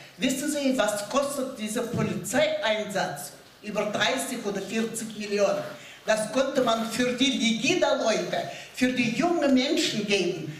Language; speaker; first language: German; non-native, learner; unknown